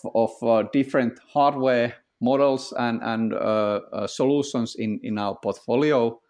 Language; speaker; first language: English; non-native, fluent; Finnish